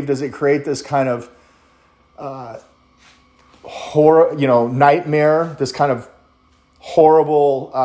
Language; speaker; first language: English; native; English